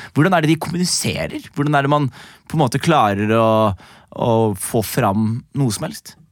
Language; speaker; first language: Norwegian; early bilingual, other home language; Somali